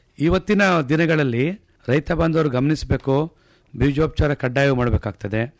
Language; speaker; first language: Kannada; native; Kannada